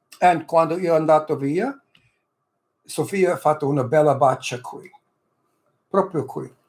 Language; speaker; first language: Italian; early bilingual, heritage; English